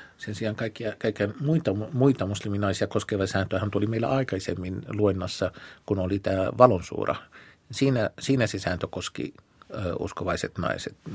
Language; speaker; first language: Finnish; non-native, fluent; Arabic